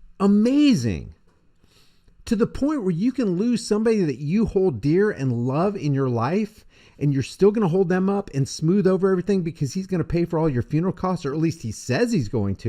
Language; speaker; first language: English; native; English